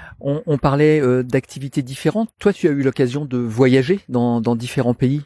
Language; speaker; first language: French; native; French